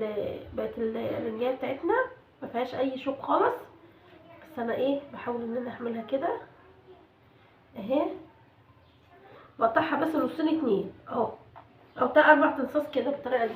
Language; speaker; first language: Arabic; native; Arabic